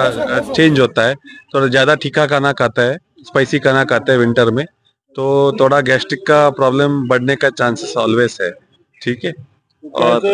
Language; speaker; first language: Hindi; non-native, local second language; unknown